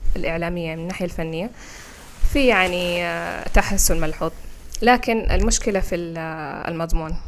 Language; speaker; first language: Arabic; non-native, local second language; Fula